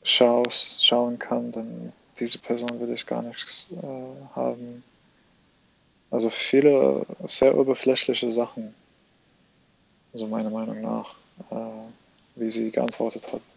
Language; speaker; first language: German; non-native, fluent; Arabic